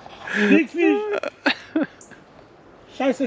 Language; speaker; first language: German; non-native, learner; Georgian